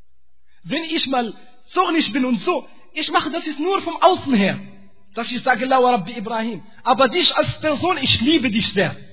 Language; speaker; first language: German; non-native, fluent; Arabic